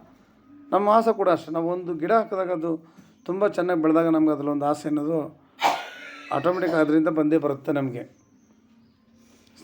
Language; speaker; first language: Kannada; native; Kannada